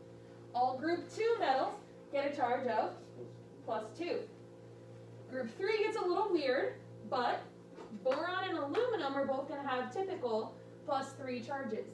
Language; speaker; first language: English; native; English